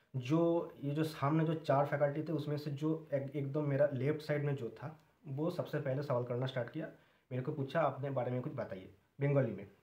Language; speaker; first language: Hindi; non-native, local second language; Bangla